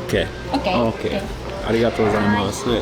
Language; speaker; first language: Japanese; non-native, learner; English